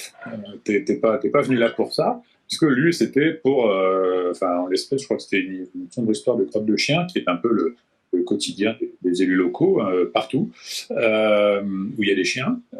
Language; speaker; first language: French; native; French